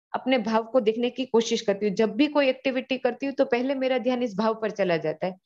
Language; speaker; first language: Hindi; non-native, local second language; Gujarati